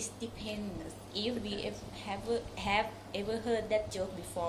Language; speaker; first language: English; non-native, local second language; Thai